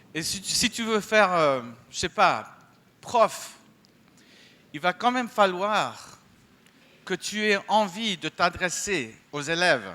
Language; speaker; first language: French; non-native, fluent; English